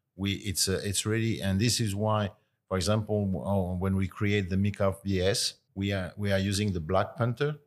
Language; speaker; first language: English; non-native, fluent; French